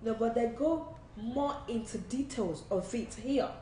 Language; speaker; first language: English; non-native, local second language; Yoruba